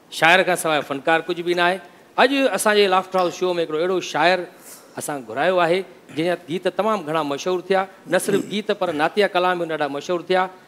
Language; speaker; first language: Sindhi; native; Sindhi